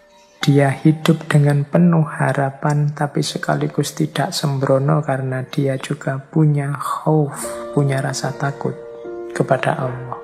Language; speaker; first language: Indonesian; native; Indonesian